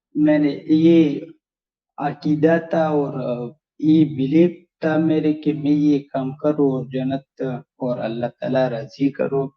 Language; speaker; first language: Hindi; non-native, learner; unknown